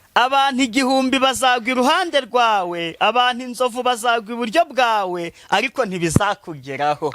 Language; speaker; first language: Kinyarwanda; native; Kinyarwanda